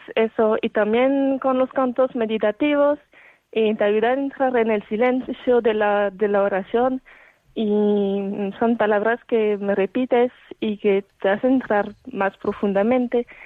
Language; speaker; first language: Spanish; non-native, fluent; French